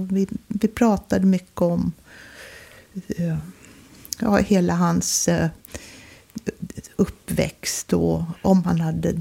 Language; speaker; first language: Swedish; native; Swedish